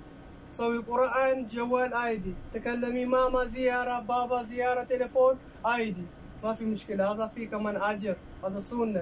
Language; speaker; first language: Arabic; non-native, learner; Amharic